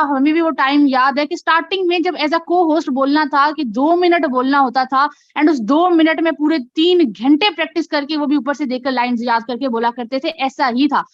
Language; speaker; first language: Urdu; non-native, local second language; Punjabi